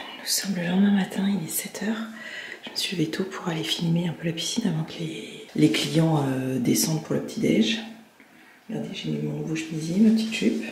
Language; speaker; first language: French; native; French